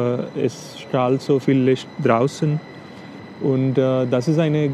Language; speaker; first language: German; non-native, fluent; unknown